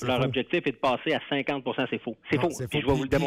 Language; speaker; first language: French; native; French